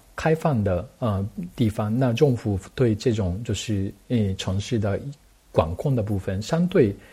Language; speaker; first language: Chinese; non-native, fluent; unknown